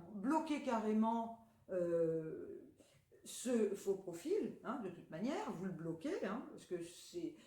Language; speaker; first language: French; native; French